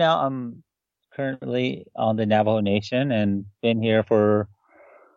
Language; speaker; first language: English; native; English